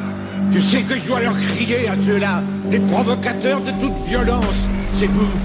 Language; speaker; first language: French; native; French